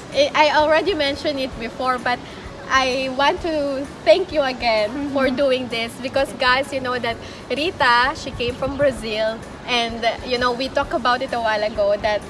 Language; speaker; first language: English; non-native, fluent; Filipino